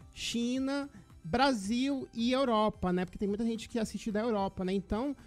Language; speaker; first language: Portuguese; native; Portuguese